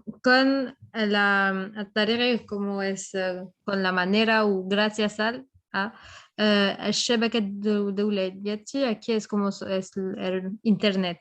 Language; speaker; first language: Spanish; non-native, fluent; French